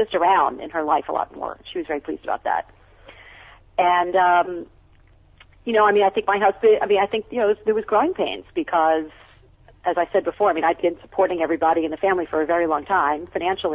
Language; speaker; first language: English; native; English